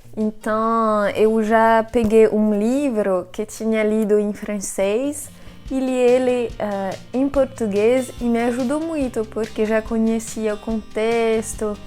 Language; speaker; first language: Portuguese; non-native, fluent; French